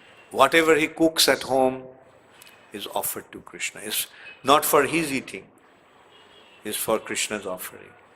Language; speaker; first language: English; non-native, local second language; Bangla